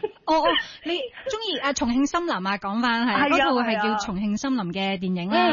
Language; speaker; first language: Cantonese; native; Cantonese